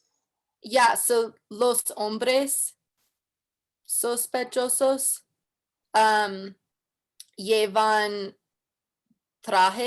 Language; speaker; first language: Spanish; non-native, learner; English